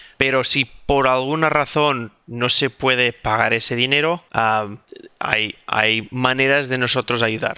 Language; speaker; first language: Spanish; non-native, local second language; Catalan